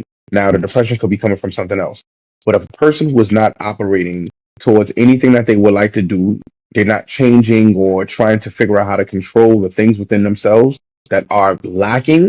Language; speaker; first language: English; native; English